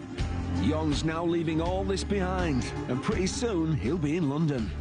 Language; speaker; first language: English; native; English